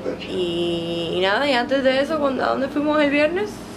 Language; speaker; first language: Spanish; native; Spanish